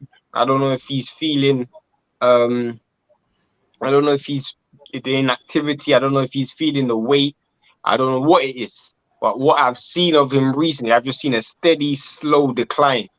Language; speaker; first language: English; native; English